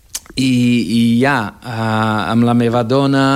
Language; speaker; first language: Catalan; non-native, fluent; Portuguese